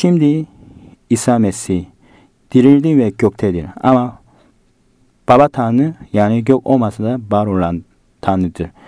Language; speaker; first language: Turkish; non-native, fluent; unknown